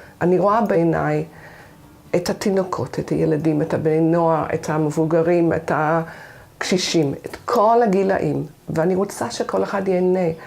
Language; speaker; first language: Hebrew; non-native, fluent; English